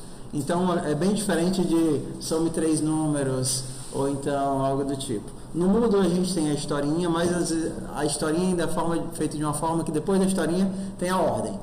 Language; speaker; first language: Portuguese; native; Portuguese